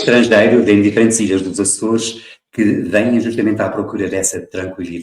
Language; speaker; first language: Portuguese; native; Portuguese